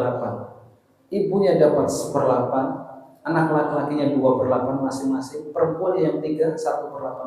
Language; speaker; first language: Indonesian; native; Indonesian